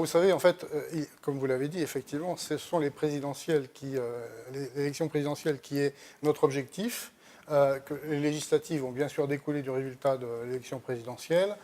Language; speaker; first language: French; native; French